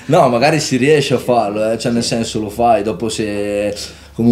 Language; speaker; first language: Italian; native; Italian